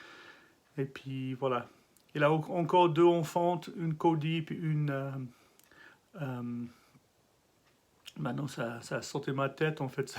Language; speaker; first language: French; non-native, learner; English